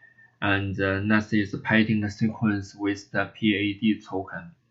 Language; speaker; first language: English; non-native, learner; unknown